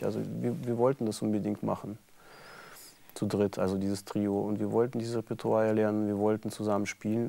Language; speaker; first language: German; non-native, fluent; Russian